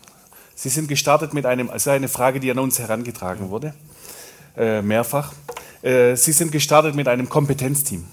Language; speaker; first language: German; native; German